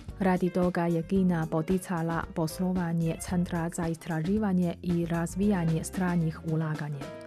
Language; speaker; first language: Croatian; non-native, fluent; Chinese